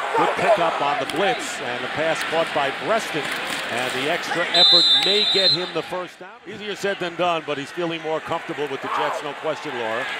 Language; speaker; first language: English; native; English